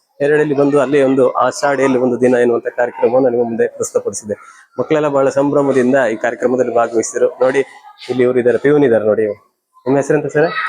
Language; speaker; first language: Kannada; native; Kannada